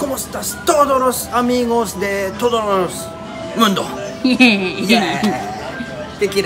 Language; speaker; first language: Spanish; non-native, learner; Japanese